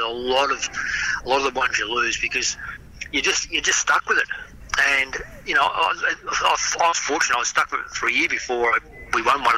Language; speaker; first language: English; native; English